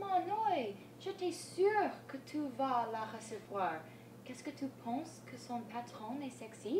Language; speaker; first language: French; non-native, learner; English